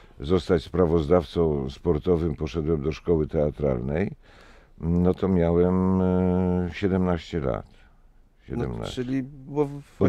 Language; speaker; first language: Polish; native; Polish